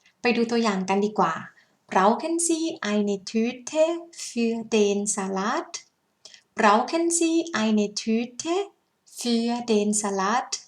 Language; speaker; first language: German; non-native, learner; Thai